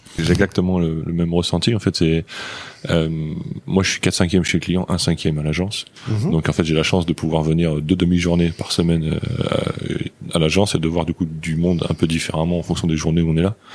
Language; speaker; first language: French; native; French